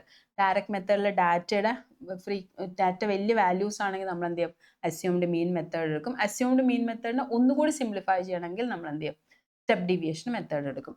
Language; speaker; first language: Malayalam; native; Malayalam